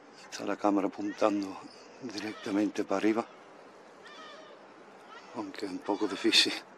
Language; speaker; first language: Spanish; early bilingual, heritage; Spanish